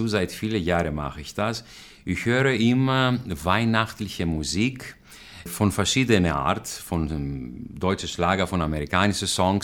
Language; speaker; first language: German; non-native, fluent; Greek